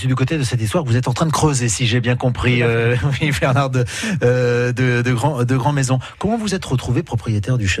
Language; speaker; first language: French; native; French